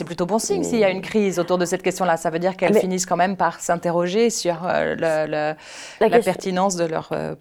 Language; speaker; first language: French; native; French